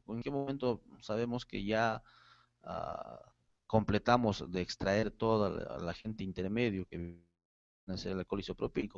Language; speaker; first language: Spanish; native; Spanish